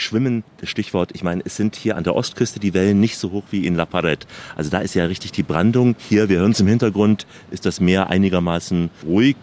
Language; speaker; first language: German; native; German